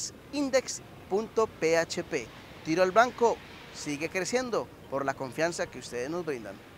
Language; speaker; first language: Spanish; native; Spanish